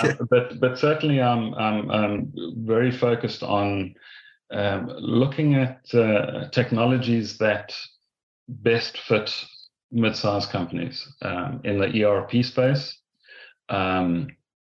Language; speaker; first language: English; native; English